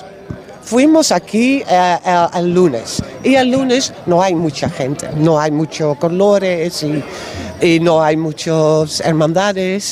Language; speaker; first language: Spanish; non-native, learner; Dutch